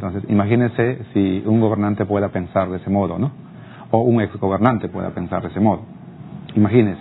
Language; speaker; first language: Spanish; non-native, local second language; Aymara